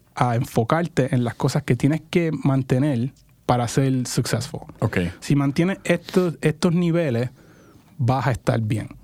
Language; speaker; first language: Spanish; native; Spanish